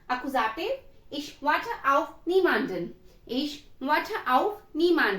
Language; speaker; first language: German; non-native, fluent; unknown